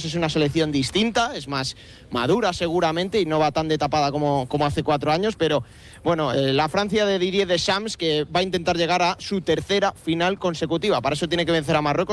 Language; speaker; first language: Spanish; native; Spanish